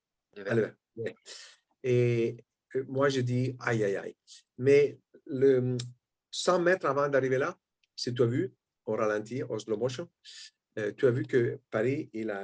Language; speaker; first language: French; non-native, fluent; Italian